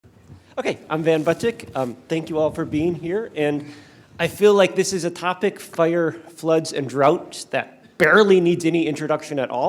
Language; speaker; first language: English; native; English